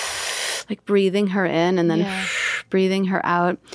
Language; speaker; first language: English; native; English